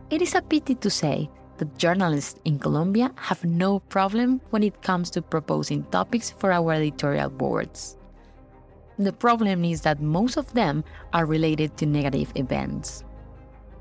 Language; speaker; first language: English; non-native, fluent; Spanish